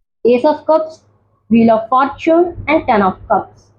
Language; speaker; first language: English; non-native, local second language; Telugu